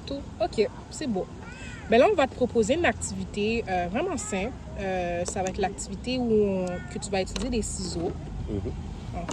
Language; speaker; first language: French; native; French